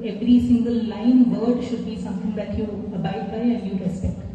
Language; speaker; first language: English; non-native, local second language; Telugu